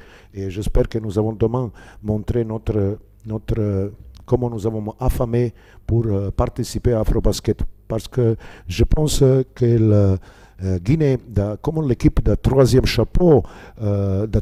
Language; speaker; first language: French; non-native, learner; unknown